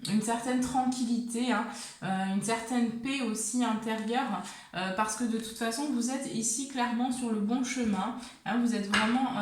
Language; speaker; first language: French; native; French